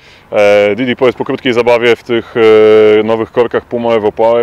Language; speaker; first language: Polish; native; Polish